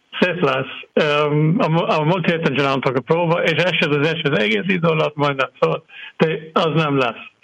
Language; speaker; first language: Hungarian; non-native, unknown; English